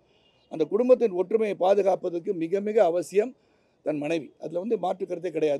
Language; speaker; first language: Tamil; native; Tamil